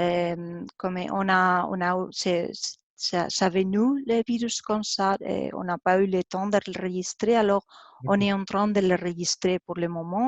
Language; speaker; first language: French; non-native, learner; Spanish